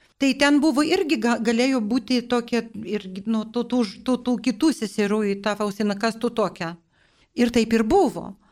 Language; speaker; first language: Lithuanian; non-native, local second language; Polish